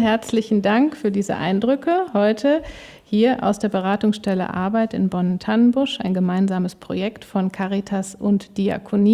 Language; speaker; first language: German; native; German